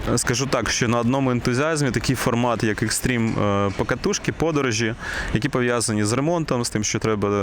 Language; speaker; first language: Ukrainian; non-native, local second language; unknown